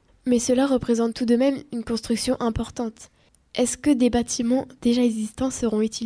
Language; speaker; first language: French; native; French